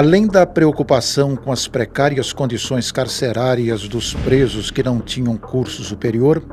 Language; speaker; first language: Portuguese; native; Portuguese